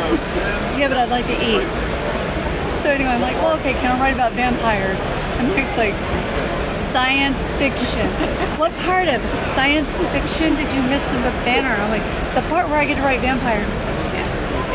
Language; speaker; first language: English; native; English